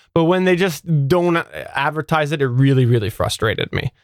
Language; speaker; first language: English; native; English